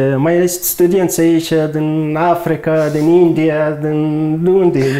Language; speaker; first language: Romanian; non-native, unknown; Arabic